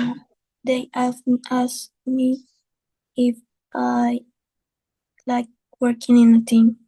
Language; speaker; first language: English; non-native, learner; Spanish